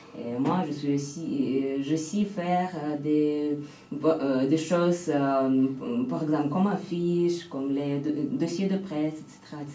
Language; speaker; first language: French; non-native, fluent; Russian